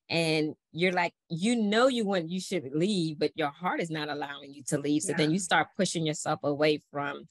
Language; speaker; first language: English; native; English